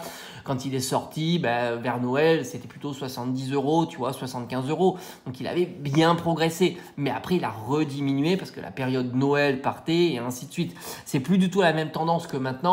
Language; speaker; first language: French; native; French